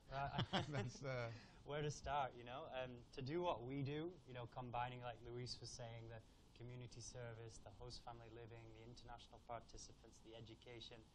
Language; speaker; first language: English; native; English